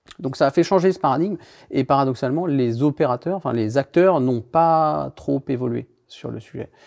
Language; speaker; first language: French; native; French